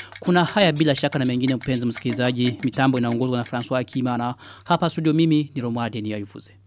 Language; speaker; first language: Swahili; non-native, local second language; Rundi